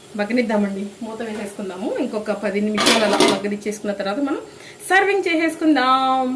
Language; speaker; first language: Telugu; non-native, local second language; Lambadi